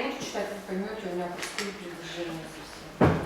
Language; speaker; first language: Russian; native; Russian